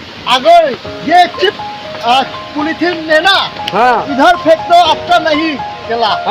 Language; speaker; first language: Hindi; non-native, local second language; Karbi